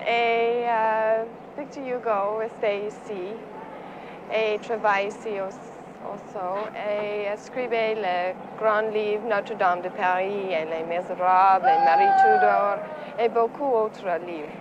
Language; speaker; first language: French; non-native, learner; English